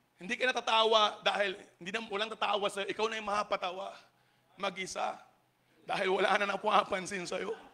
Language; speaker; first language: Filipino; native; Filipino